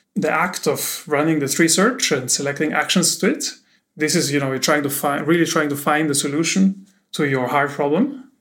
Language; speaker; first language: English; non-native, fluent; German